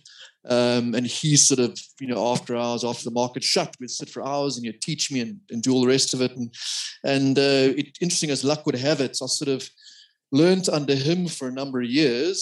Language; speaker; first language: English; native; English